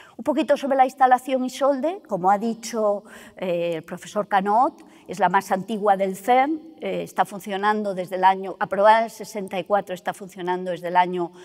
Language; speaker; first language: Spanish; native; Spanish